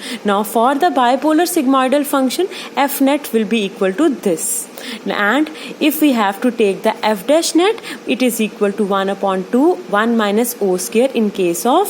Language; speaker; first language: English; non-native, local second language; Hindi